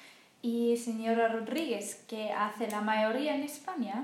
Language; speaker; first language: Spanish; non-native, learner; German